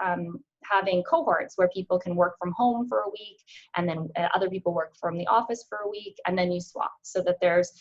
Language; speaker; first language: English; native; English